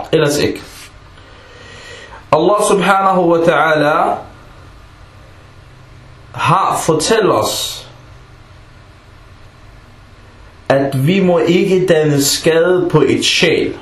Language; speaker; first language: Danish; non-native, fluent; Arabic